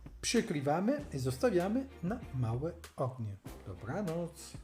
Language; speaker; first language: Polish; non-native, learner; Italian